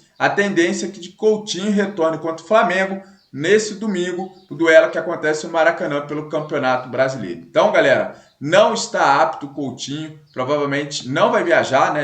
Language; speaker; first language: Portuguese; native; Portuguese